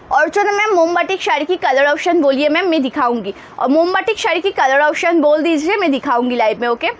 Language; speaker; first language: Hindi; non-native, local second language; Bangla